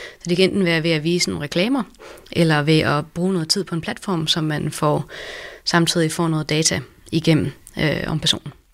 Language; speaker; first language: Danish; native; Danish